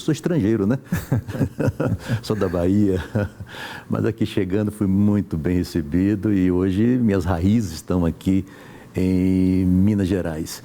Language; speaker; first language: Portuguese; native; Portuguese